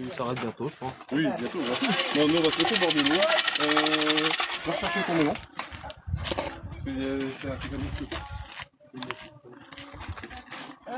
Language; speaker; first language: French; native; French